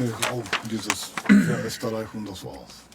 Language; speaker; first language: German; non-native, learner; Czech